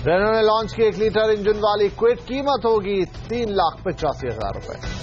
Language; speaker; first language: Hindi; native; Hindi